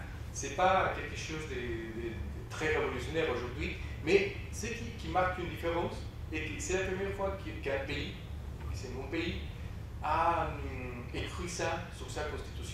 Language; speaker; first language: French; non-native, fluent; Spanish